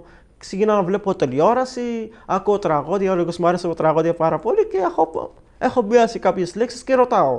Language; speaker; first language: Greek; non-native, learner; Arabic